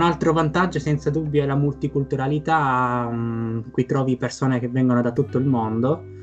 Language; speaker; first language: Italian; native; Italian